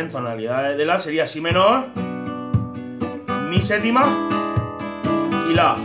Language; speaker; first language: Spanish; native; Spanish